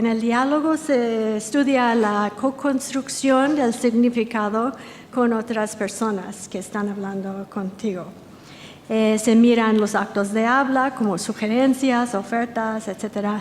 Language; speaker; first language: Spanish; non-native, fluent; English